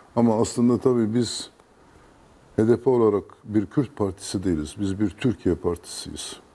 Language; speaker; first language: Turkish; non-native, local second language; Kurdish